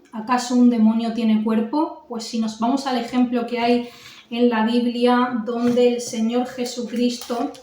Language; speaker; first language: Spanish; native; Spanish